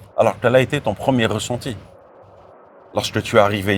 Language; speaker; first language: French; native; French